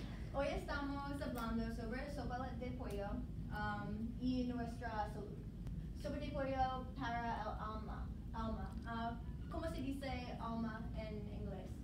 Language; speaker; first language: Spanish; non-native, learner; English